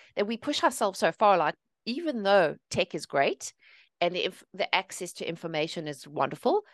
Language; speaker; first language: English; native; English